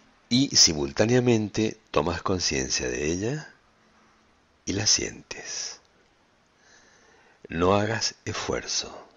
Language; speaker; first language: Spanish; native; Spanish